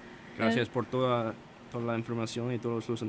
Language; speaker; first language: Spanish; non-native, learner; English